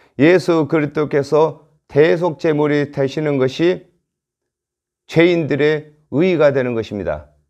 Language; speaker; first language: Korean; native; Korean